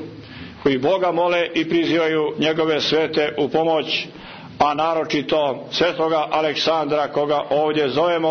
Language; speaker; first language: Croatian; native; Croatian